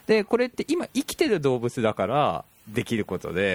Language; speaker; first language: Japanese; native; Japanese